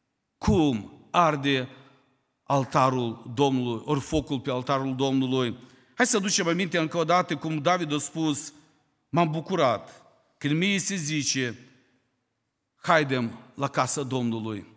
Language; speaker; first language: Romanian; non-native, local second language; Ukrainian